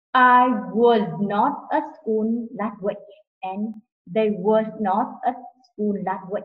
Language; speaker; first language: English; non-native, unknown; Vietnamese